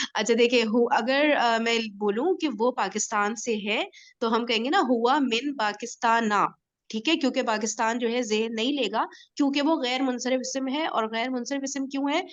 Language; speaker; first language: Urdu; native; Urdu